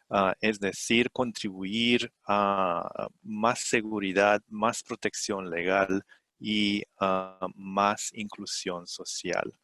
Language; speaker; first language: Spanish; non-native, fluent; Romanian